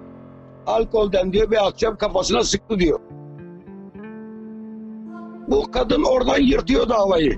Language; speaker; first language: Turkish; native; Turkish